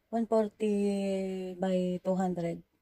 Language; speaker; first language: English; non-native, learner; Filipino